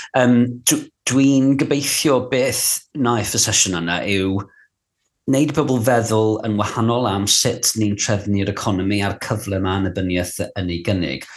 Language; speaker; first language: Welsh; non-native, local second language; English